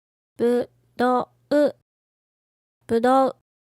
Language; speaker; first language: Japanese; native; Japanese